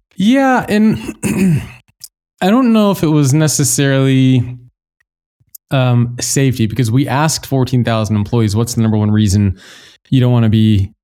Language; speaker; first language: English; native; English